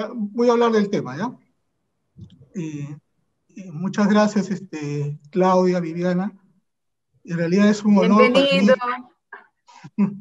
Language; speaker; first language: Spanish; native; Spanish